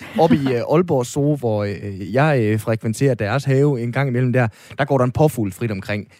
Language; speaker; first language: Danish; native; Danish